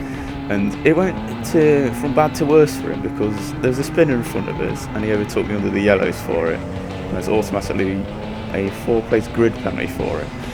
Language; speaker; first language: English; native; English